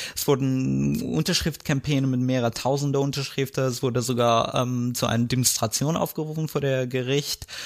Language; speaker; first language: German; non-native, fluent; Kurdish